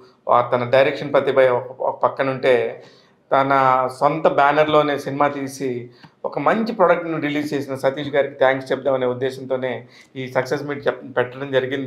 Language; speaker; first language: Telugu; native; Telugu